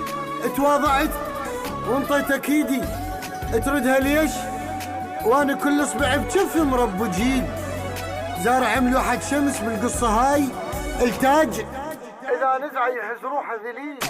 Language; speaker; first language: Arabic; native; Arabic